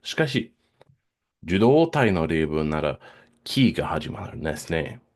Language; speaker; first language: Japanese; non-native, fluent; English